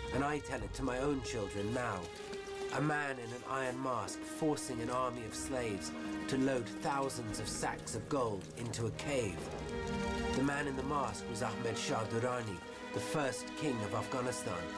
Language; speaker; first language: English; native; English